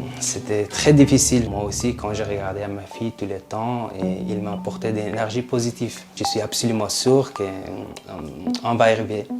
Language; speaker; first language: French; non-native, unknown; Persian